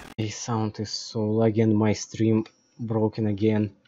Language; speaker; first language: English; non-native, learner; Russian